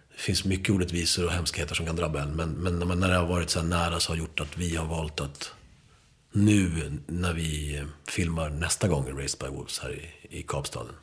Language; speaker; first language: Swedish; early bilingual, other home language; Spanish